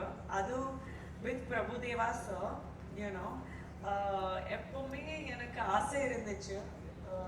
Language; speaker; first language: Tamil; non-native, fluent; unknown